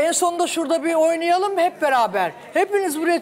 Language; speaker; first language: Turkish; native; Turkish